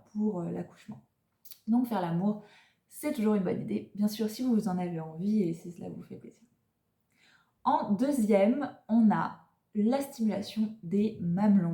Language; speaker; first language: French; native; French